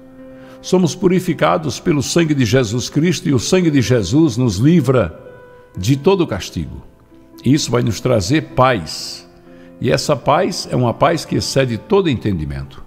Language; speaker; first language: Portuguese; native; Portuguese